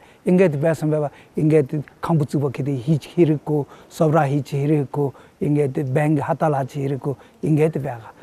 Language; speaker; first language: Mongolian; non-native, fluent; Tibetan